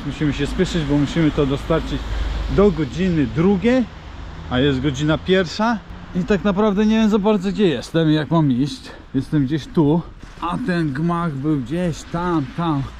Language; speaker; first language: Polish; non-native, fluent; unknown